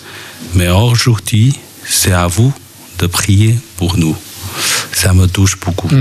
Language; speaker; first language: French; non-native, learner; Chinese